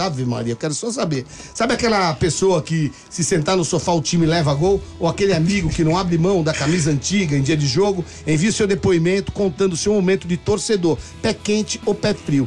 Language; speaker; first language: Portuguese; native; Portuguese